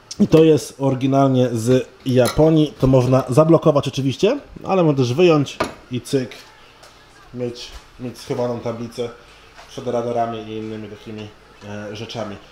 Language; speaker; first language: Polish; early bilingual, other home language; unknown